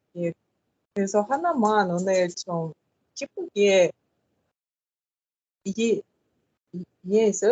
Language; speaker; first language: Korean; non-native, learner; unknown